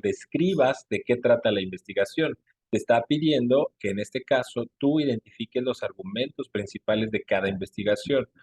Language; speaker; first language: Spanish; native; Spanish